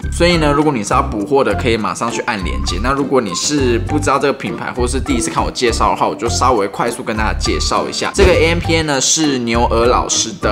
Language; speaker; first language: Chinese; native; Chinese